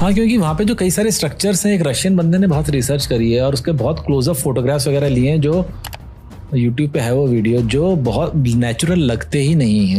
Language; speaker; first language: Hindi; native; Hindi